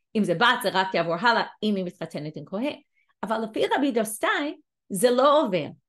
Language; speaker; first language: Hebrew; non-native, fluent; English